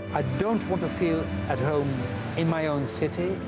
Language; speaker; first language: English; non-native, fluent; Dutch